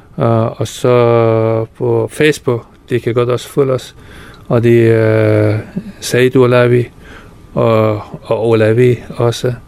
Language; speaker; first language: Danish; non-native, fluent; Persian